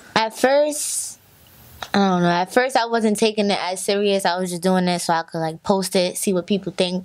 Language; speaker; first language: English; native; English